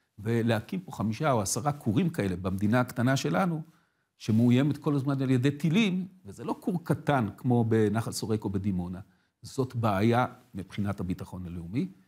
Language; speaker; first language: Hebrew; native; Hebrew